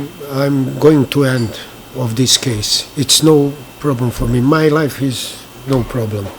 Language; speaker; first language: English; non-native, learner; Bosnian